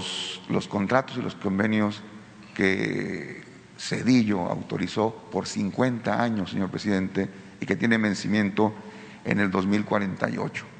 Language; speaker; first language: Spanish; native; Spanish